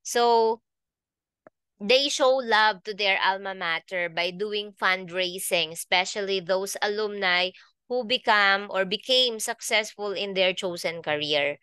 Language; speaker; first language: English; non-native, local second language; Filipino